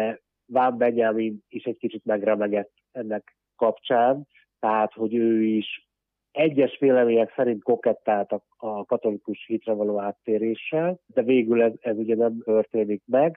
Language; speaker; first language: Hungarian; native; Hungarian